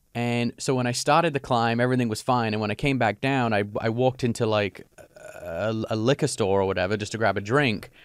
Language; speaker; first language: English; native; English